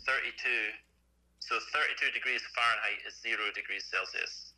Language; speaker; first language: English; native; English